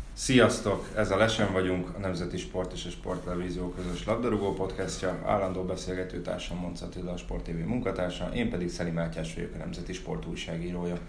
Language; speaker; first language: Hungarian; native; Hungarian